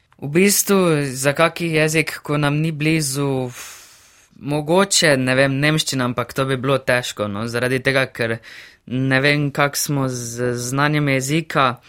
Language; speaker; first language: Slovenian; native; Slovenian